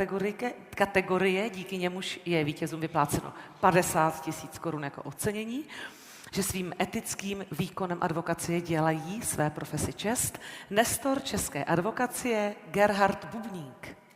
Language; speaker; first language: Czech; native; Czech